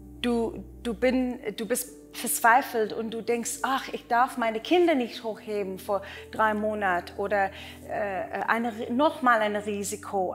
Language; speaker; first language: German; non-native, learner; Afrikaans